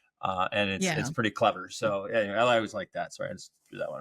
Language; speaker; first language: English; native; English